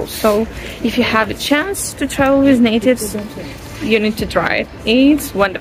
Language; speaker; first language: English; non-native, fluent; Russian